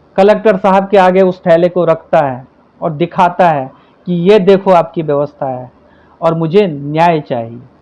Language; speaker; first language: Hindi; native; Hindi